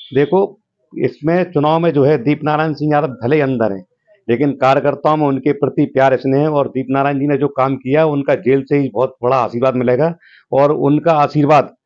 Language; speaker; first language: Hindi; native; Hindi